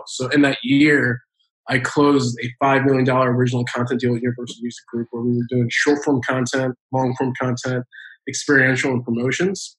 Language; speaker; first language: English; native; English